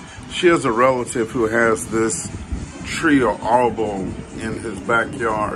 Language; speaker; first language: English; native; English